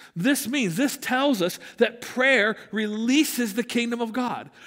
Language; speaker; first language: English; native; English